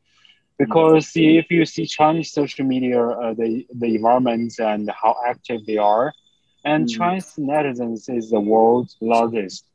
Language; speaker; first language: English; non-native, fluent; Chinese